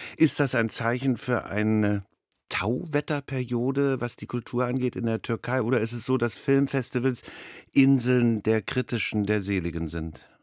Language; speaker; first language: German; native; German